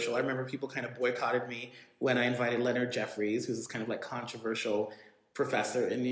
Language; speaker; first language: English; native; English